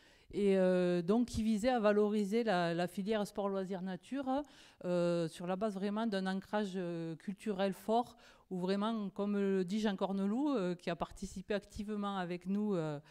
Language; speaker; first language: French; native; French